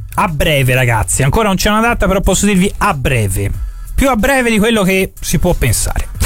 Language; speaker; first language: Italian; native; Italian